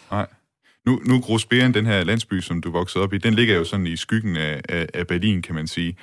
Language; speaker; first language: Danish; native; Danish